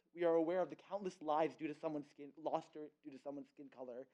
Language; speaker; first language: English; early bilingual, other home language; Urdu